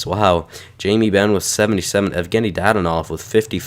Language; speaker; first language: English; native; English